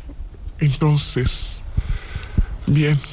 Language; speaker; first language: Spanish; non-native, learner; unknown